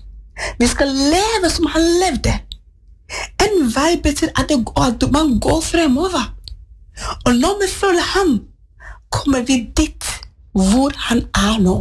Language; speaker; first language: Norwegian; non-native, fluent; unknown